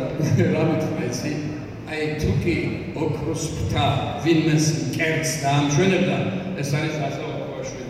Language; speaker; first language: Georgian; native; Georgian